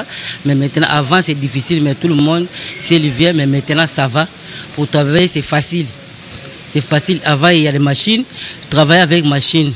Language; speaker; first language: French; non-native, learner; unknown